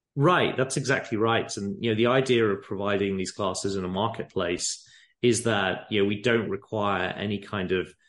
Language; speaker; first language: English; native; English